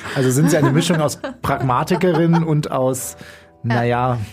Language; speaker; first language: German; native; German